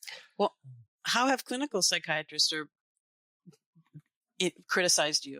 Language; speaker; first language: English; native; English